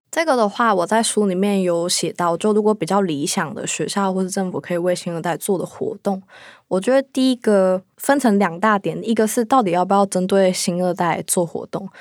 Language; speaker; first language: Chinese; native; Chinese